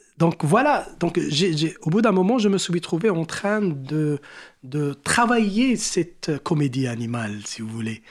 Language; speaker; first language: French; non-native, local second language; Arabic